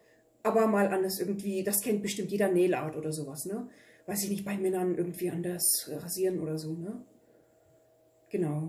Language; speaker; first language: German; early bilingual, other home language; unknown